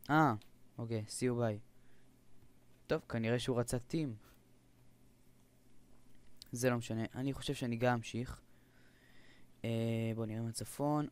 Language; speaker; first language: Hebrew; native; Hebrew